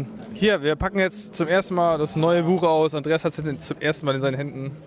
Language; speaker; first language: German; native; German